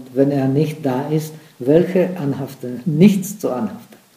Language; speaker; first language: German; non-native, fluent; Czech